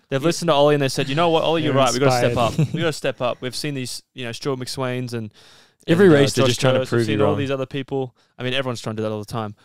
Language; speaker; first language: English; native; English